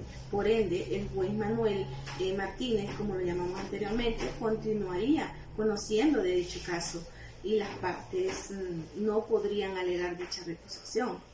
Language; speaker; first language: Spanish; native; Spanish